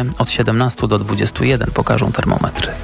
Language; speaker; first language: Polish; native; Polish